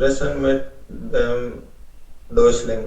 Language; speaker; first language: German; non-native, learner; Hindi